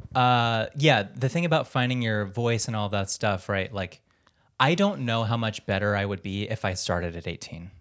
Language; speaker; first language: English; early bilingual, other home language; Filipino